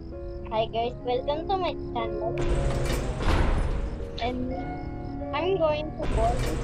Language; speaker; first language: English; non-native, local second language; Filipino